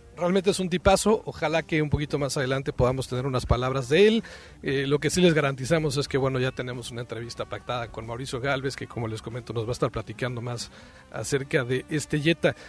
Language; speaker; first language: Spanish; native; Spanish